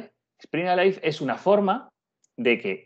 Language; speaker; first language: Spanish; native; Spanish